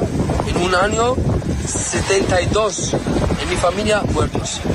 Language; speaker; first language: Spanish; non-native, learner; Arabic